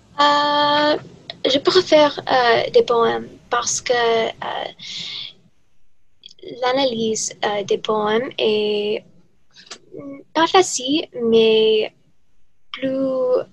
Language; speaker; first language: French; non-native, learner; English